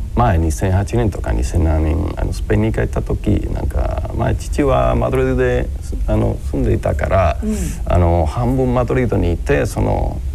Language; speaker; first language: Japanese; non-native, fluent; Spanish